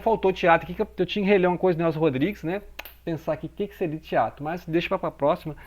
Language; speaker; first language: Portuguese; native; Portuguese